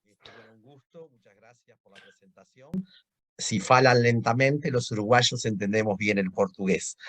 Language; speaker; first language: Spanish; native; Spanish